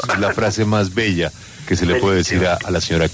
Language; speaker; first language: Spanish; native; Spanish